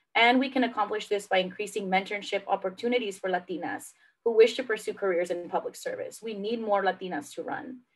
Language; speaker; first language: English; native; English